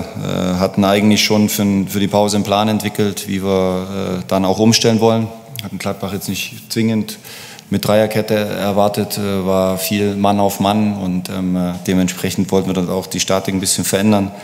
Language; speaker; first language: German; native; German